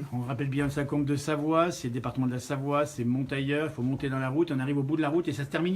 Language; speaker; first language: French; native; French